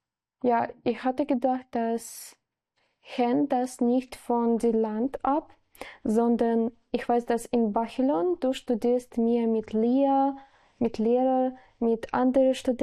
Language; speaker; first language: German; non-native, learner; Spanish